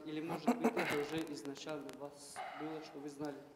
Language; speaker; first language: Russian; non-native, local second language; Tajik